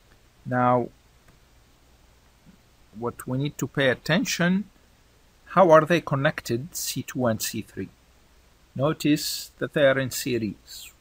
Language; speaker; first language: English; non-native, fluent; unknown